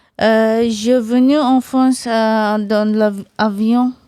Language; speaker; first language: French; non-native, learner; Bangla